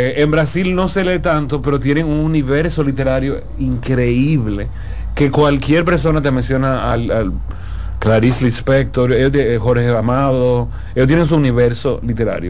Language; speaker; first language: Spanish; native; Spanish